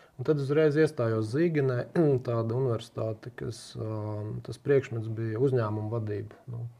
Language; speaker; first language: Latvian; native; Latvian